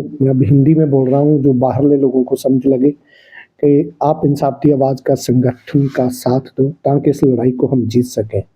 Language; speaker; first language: Hindi; non-native, local second language; Punjabi